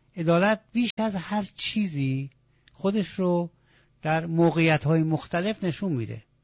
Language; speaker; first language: Persian; non-native, local second language; Azerbaijani